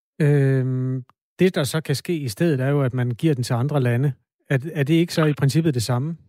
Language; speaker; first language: Danish; native; Danish